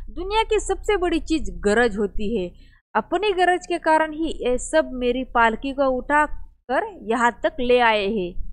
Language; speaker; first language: Hindi; non-native, local second language; Marathi